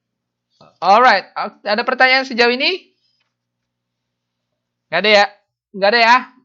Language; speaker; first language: Indonesian; native; Indonesian